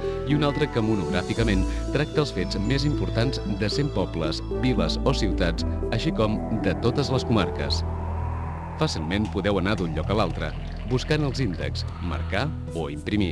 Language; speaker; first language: Catalan; native; Catalan